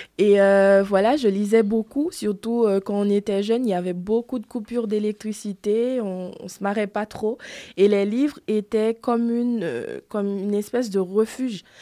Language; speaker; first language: French; non-native, local second language; Haitian Creole